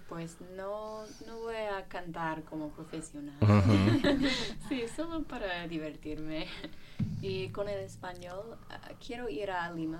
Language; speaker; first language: Spanish; non-native, fluent; English